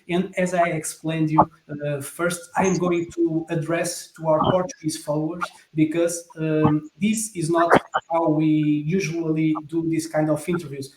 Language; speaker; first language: English; non-native, fluent; Portuguese